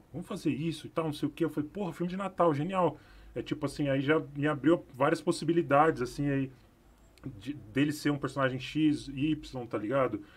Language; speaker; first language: Portuguese; native; Portuguese